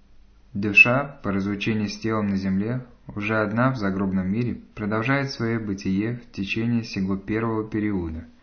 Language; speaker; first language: Russian; native; Russian